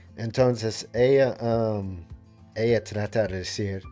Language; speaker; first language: Spanish; non-native, learner; English